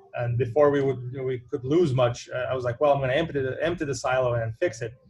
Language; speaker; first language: English; non-native, fluent; Portuguese